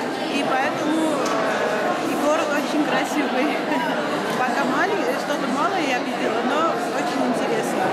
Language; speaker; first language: Russian; non-native, fluent; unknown